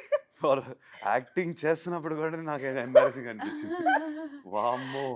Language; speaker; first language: Telugu; native; Telugu